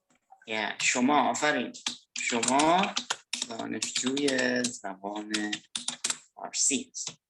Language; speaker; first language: Persian; non-native, fluent; Indonesian